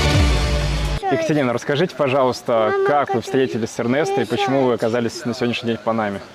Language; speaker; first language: Russian; native; Russian